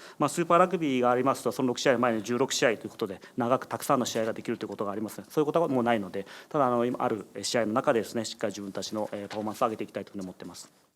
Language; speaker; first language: Japanese; native; Japanese